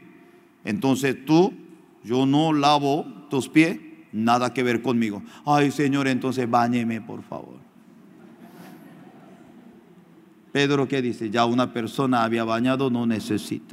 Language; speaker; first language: Spanish; non-native, fluent; Korean